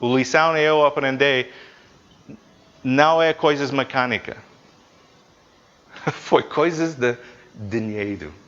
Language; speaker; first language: Portuguese; non-native, fluent; English